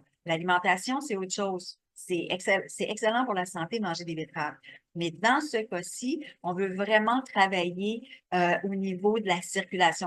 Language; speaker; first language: French; native; French